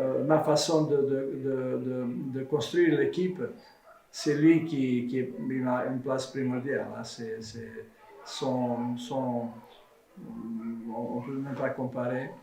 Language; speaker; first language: French; non-native, fluent; Serbian